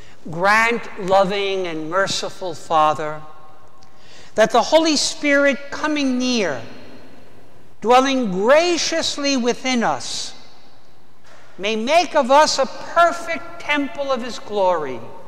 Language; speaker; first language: English; native; English